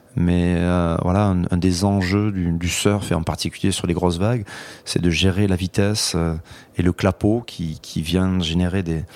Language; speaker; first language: French; native; French